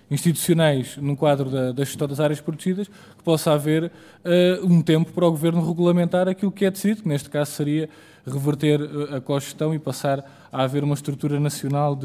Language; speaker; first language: Portuguese; native; Portuguese